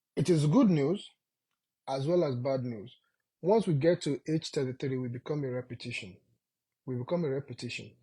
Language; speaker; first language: English; non-native, local second language; Yoruba